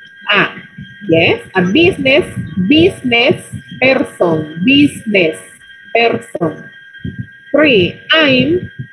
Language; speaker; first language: English; non-native, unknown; Spanish